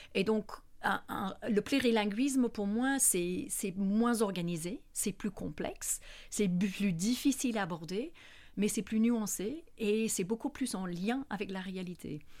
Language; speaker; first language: French; non-native, fluent; English